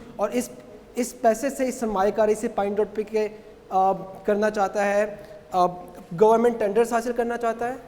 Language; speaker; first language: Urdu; native; Urdu